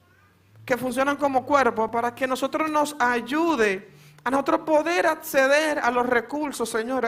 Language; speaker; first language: Spanish; native; Spanish